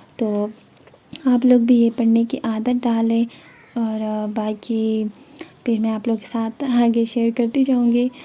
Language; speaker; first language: Urdu; non-native, local second language; Pashto